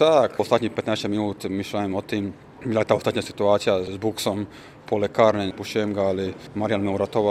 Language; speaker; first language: Polish; non-native, fluent; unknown